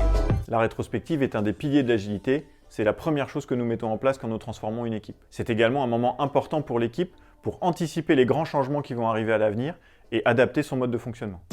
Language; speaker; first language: French; native; French